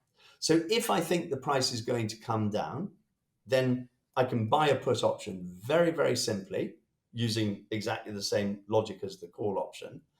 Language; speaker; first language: English; native; English